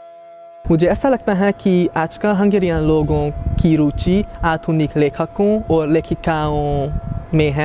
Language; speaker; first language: Hindi; non-native, fluent; Hungarian